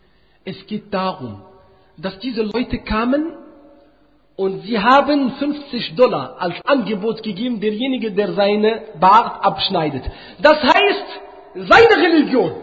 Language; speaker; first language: German; non-native, fluent; Arabic